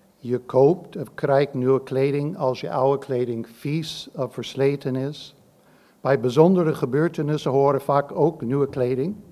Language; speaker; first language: Dutch; non-native, fluent; English